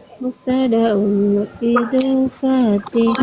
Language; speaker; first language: Arabic; non-native, learner; Indonesian